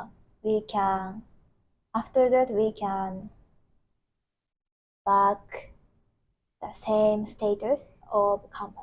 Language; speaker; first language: English; non-native, learner; Japanese